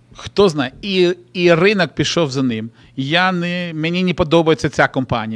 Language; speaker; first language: Ukrainian; non-native, local second language; Russian